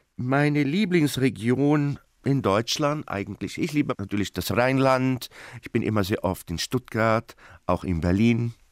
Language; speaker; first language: German; non-native, fluent; Portuguese